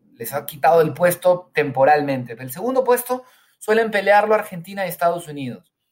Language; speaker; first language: Spanish; native; Spanish